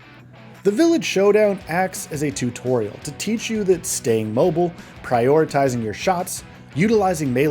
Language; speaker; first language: English; native; English